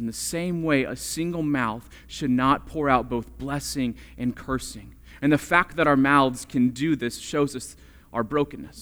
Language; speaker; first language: English; native; English